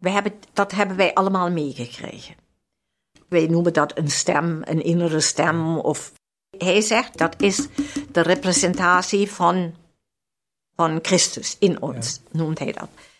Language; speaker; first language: Dutch; non-native, fluent; German